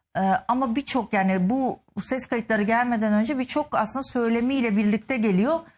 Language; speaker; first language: Turkish; native; Turkish